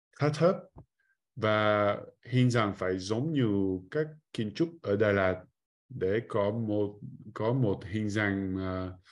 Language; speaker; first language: Vietnamese; non-native, fluent; French